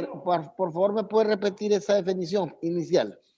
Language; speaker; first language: Spanish; native; Spanish